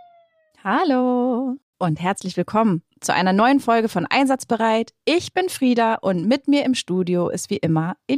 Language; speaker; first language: German; native; German